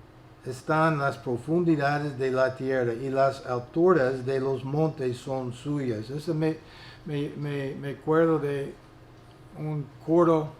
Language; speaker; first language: Spanish; non-native, fluent; English